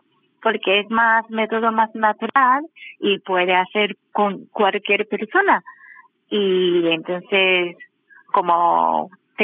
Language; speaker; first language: Spanish; non-native, learner; Japanese